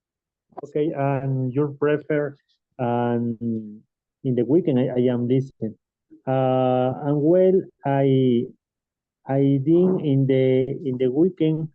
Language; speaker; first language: English; non-native, learner; Spanish